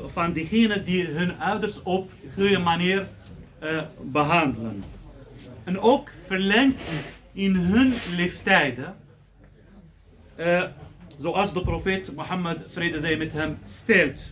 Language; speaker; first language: Dutch; non-native, fluent; Arabic